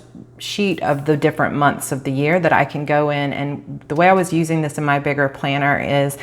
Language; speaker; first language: English; native; English